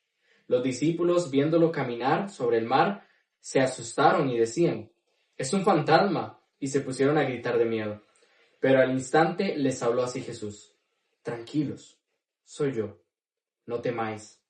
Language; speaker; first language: Spanish; native; Spanish